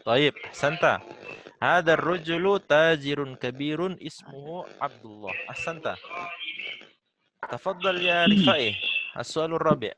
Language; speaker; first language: Arabic; non-native, fluent; Indonesian